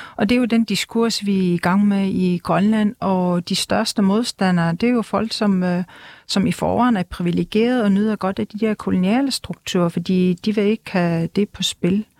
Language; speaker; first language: Danish; non-native, local second language; Kalaallisut